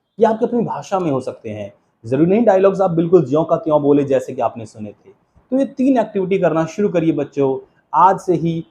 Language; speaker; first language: Hindi; native; Hindi